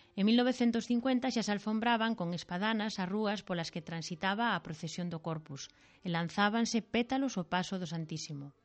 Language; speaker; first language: Galician; native; Galician